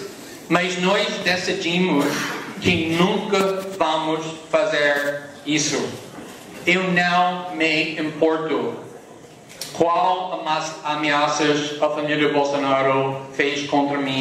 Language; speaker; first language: Portuguese; non-native, learner; English